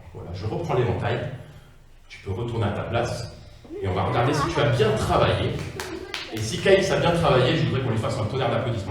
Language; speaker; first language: French; native; French